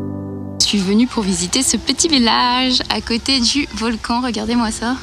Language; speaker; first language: French; native; French